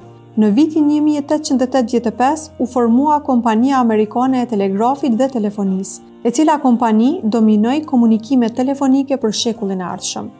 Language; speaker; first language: Albanian; native; Albanian